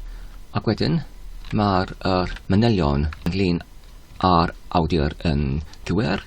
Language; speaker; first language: Welsh; non-native, learner; Polish